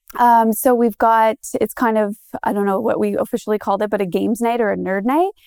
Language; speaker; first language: English; native; English